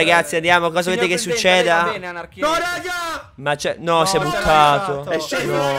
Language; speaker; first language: Italian; native; Italian